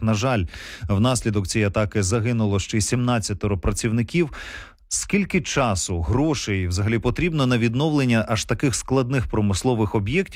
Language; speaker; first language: Ukrainian; native; Ukrainian